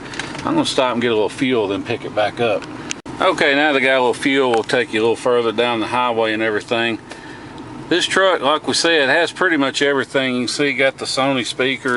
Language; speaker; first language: English; native; English